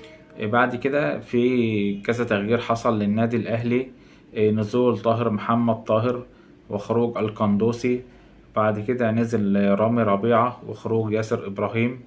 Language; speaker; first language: Arabic; native; Arabic